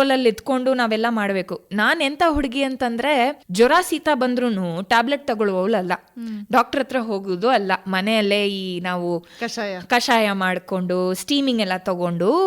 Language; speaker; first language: Kannada; non-native, local second language; Tulu